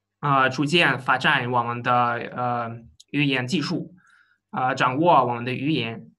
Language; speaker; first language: Chinese; non-native, learner; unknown